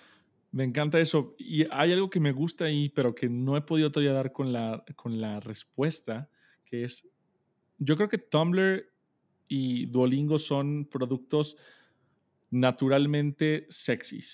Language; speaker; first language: Spanish; native; Spanish